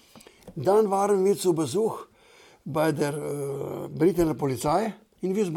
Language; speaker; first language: German; non-native, fluent; Slovenian